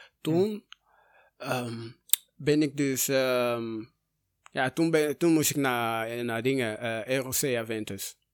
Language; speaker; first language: Dutch; early bilingual, other home language; Portuguese